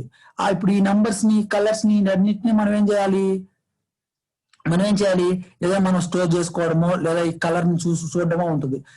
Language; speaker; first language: Telugu; native; Telugu